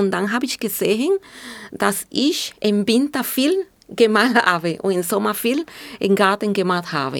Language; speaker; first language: German; non-native, fluent; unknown